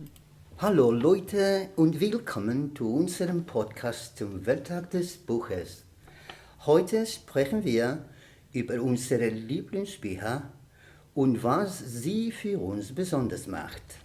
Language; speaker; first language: German; non-native, learner; Spanish